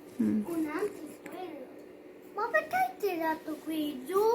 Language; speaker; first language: Italian; early bilingual, other home language; Bangla